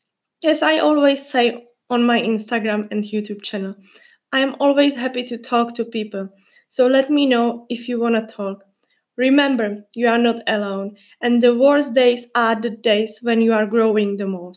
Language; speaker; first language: English; non-native, fluent; Czech